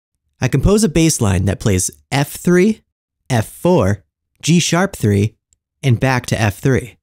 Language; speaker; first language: English; native; English